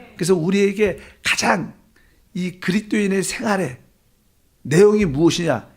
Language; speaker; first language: Korean; native; Korean